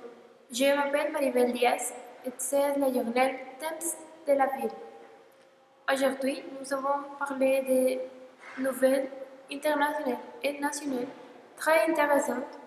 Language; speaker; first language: French; non-native, learner; Spanish